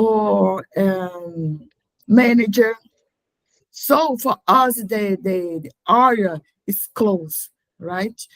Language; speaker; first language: English; non-native, learner; Portuguese